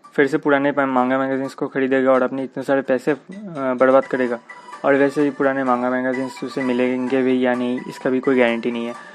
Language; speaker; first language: Hindi; non-native, local second language; Bangla